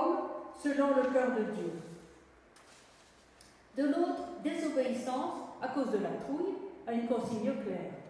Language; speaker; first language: French; native; French